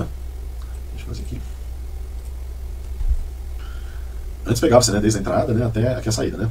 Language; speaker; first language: Portuguese; native; Portuguese